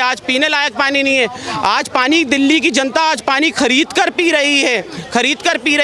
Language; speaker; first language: Hindi; native; Hindi